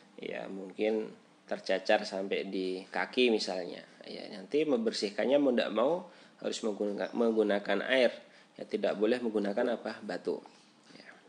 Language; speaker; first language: Indonesian; native; Indonesian